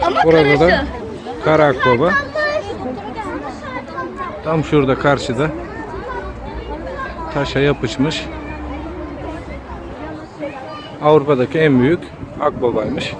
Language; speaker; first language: Turkish; native; Turkish